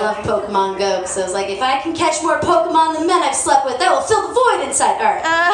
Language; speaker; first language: English; native; English